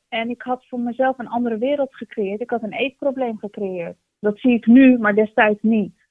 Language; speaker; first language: Dutch; early bilingual, other home language; Turkish